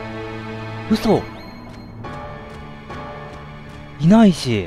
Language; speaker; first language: Japanese; native; Japanese